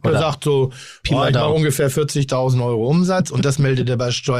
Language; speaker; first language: German; native; German